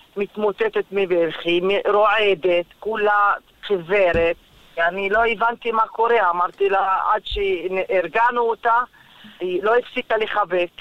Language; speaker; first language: Hebrew; non-native, local second language; Arabic